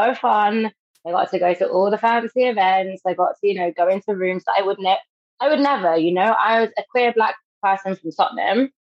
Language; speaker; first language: English; native; English